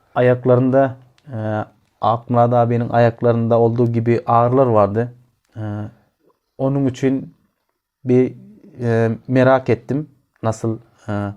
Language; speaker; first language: Turkish; non-native, learner; Turkmen